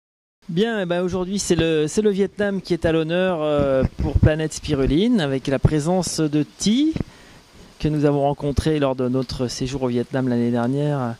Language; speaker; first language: French; native; French